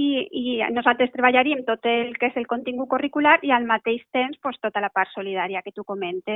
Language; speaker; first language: Catalan; native; Catalan